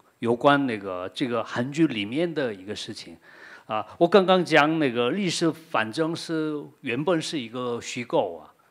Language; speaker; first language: Chinese; non-native, fluent; Korean